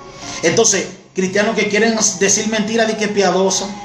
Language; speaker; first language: Spanish; native; Spanish